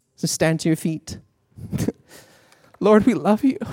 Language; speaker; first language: English; non-native, fluent; Swedish